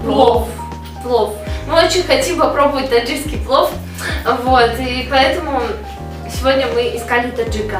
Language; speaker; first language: Russian; native; Russian